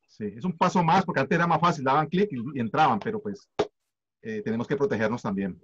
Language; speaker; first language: Spanish; native; Spanish